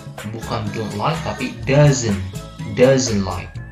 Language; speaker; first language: English; non-native, fluent; Indonesian